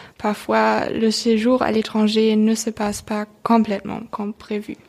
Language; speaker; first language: French; non-native, fluent; German